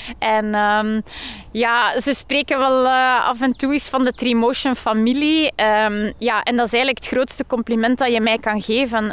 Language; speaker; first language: Dutch; native; Dutch